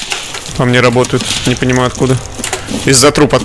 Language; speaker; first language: Russian; native; Russian